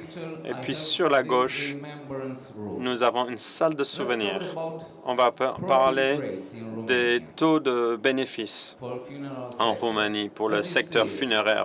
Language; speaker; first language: French; non-native, fluent; Romanian